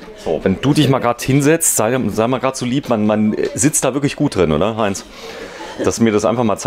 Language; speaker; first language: German; native; German